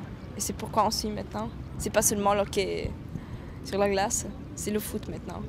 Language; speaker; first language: French; non-native, fluent; Latvian